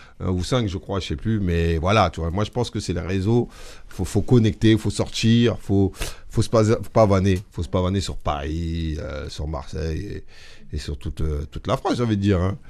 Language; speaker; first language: French; native; French